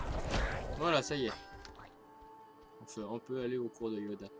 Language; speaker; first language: French; native; French